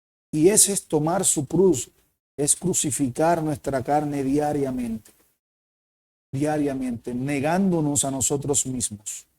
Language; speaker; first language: Spanish; native; Spanish